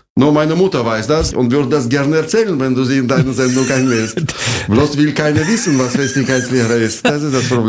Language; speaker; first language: German; non-native, fluent; Russian